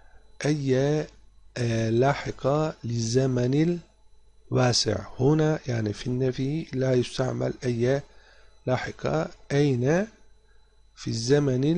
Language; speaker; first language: Arabic; non-native, fluent; Turkish